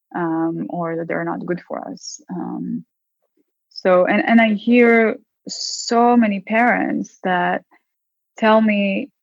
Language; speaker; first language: English; non-native, fluent; Hebrew